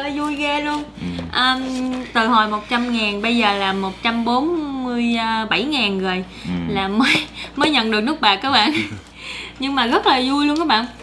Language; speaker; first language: Vietnamese; native; Vietnamese